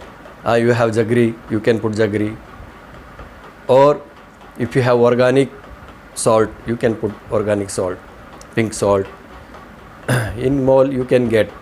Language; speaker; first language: English; non-native, learner; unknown